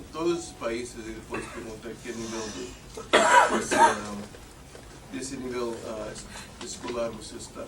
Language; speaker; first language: Portuguese; non-native, fluent; English